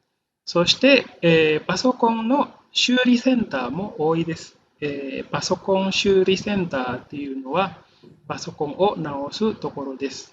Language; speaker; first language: Japanese; non-native, fluent; Indonesian